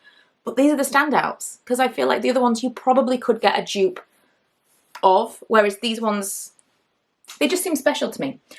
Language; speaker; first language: English; native; English